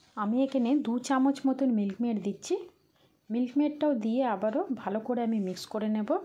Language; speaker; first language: Bangla; non-native, local second language; Hindi